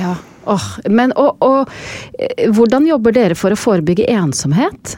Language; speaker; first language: Norwegian; native; Norwegian